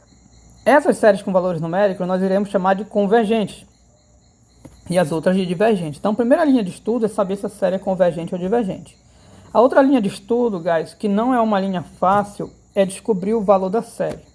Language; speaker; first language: Portuguese; native; Portuguese